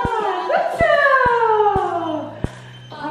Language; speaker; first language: Dutch; native; Dutch